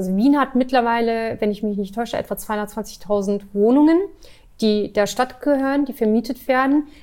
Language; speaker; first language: German; early bilingual, other home language; Turkish